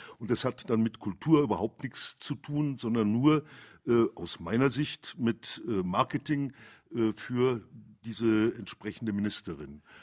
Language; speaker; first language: German; native; German